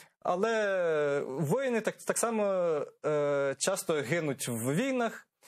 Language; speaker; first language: Ukrainian; native; Ukrainian